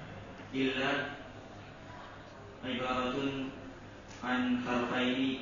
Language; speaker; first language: Arabic; non-native, learner; Indonesian